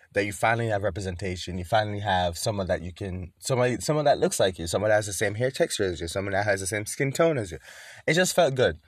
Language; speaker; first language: English; native; English